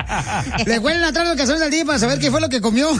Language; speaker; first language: Spanish; native; Spanish